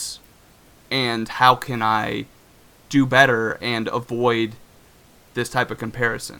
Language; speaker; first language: English; native; English